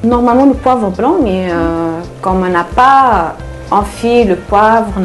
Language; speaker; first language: French; non-native, local second language; Arabic